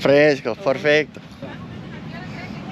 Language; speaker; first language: Spanish; non-native, learner; English